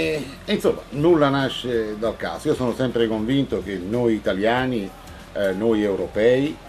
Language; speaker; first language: Italian; native; Italian